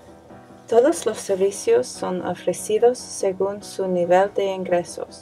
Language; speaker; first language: Spanish; non-native, learner; English